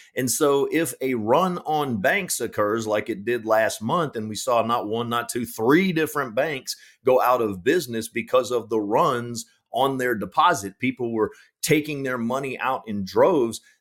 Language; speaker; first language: English; native; English